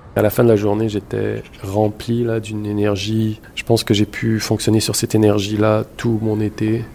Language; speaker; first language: French; native; French